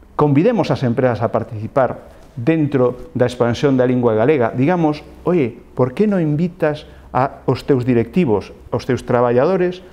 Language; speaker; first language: Galician; non-native, local second language; Spanish